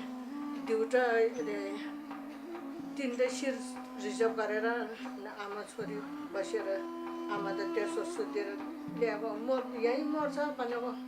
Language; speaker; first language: Nepali; non-native, local second language; Tibetan